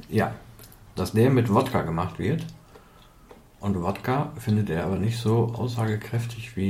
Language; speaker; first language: German; native; German